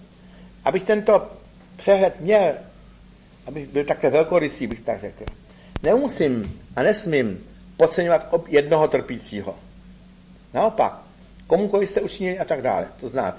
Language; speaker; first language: Czech; native; Czech